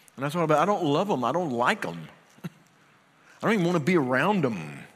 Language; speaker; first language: English; native; English